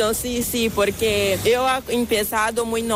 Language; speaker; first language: Spanish; non-native, fluent; Portuguese